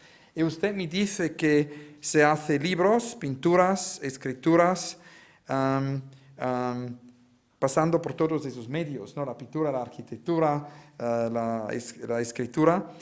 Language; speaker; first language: Spanish; non-native, learner; Italian